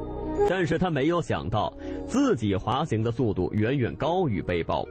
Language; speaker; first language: Chinese; native; Chinese